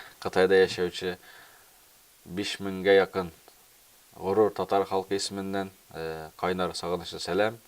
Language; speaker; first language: Tatar; early bilingual, heritage; Tatar